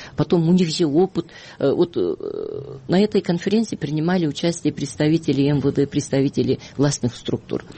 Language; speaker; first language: Russian; non-native, local second language; Kyrgyz